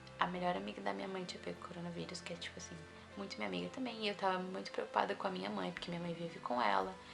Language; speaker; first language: Portuguese; native; Portuguese